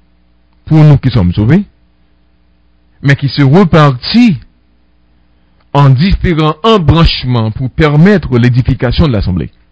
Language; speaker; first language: French; non-native, local second language; Haitian Creole